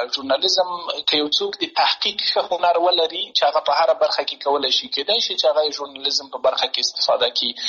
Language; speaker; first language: Pashto; native; Pashto